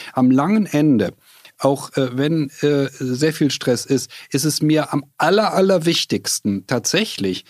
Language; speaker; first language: German; native; German